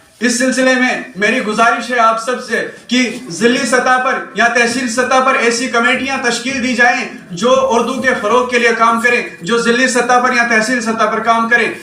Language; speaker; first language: Urdu; non-native, local second language; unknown